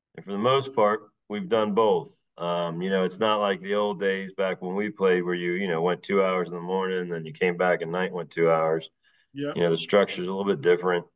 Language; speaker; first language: English; native; English